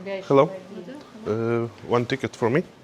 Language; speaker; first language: English; non-native, learner; Lithuanian